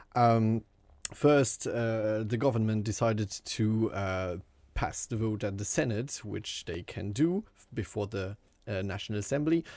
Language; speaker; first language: English; non-native, fluent; French